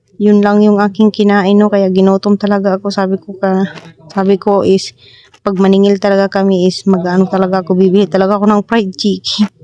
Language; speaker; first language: Filipino; native; Filipino